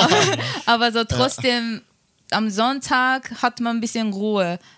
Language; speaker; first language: German; non-native, fluent; Japanese